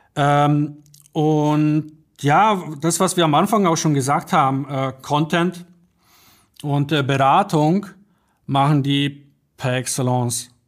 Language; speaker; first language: German; early bilingual, other home language; Polish